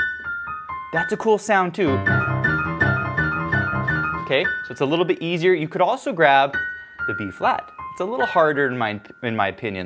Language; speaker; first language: English; native; English